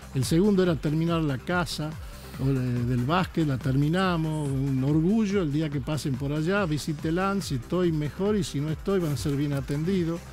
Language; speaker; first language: Spanish; native; Spanish